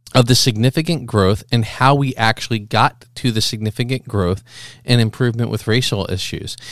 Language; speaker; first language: English; native; English